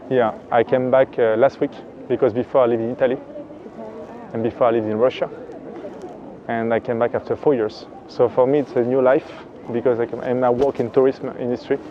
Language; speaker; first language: English; non-native, fluent; French